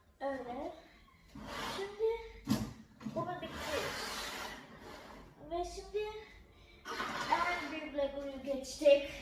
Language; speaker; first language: Turkish; early bilingual, heritage; Turkish